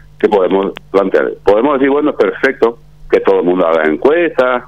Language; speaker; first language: Spanish; native; Spanish